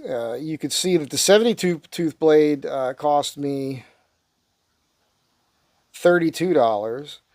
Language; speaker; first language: English; native; English